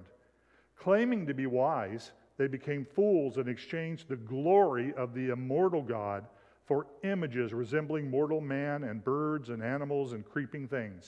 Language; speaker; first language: English; native; English